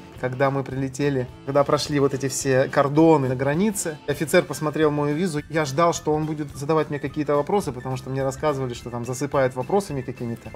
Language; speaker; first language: Russian; native; Russian